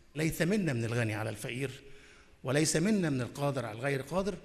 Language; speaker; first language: Arabic; native; Arabic